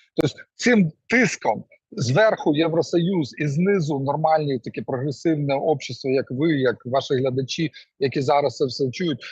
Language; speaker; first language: Ukrainian; non-native, local second language; Russian